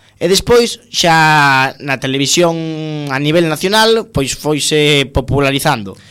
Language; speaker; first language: Galician; non-native, local second language; Spanish